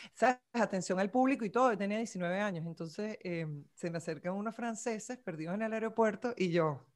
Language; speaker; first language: Spanish; non-native, local second language; Galician